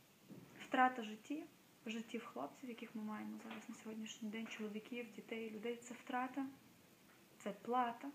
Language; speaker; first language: Ukrainian; native; Ukrainian